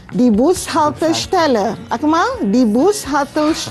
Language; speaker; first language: German; non-native, fluent; Malay